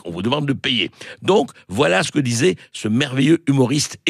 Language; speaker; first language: French; native; French